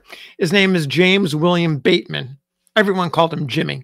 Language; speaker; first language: English; native; English